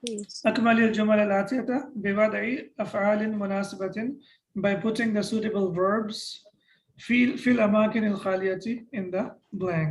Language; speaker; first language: Arabic; non-native, fluent; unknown